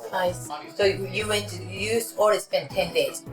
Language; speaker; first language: English; non-native, learner; Japanese